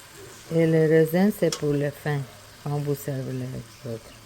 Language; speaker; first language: French; non-native, learner; Persian